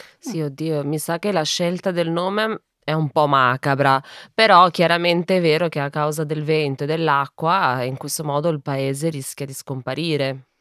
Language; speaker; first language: Italian; native; Italian